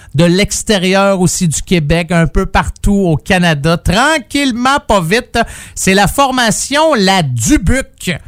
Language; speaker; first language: French; native; French